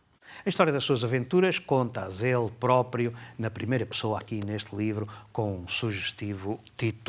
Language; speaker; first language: Portuguese; native; Portuguese